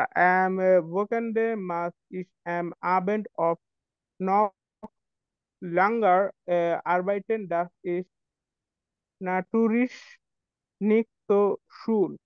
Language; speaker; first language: German; non-native, learner; Bangla